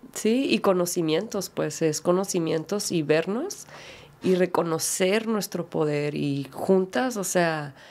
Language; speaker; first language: Spanish; early bilingual, heritage; Spanish